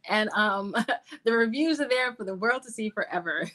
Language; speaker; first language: English; native; English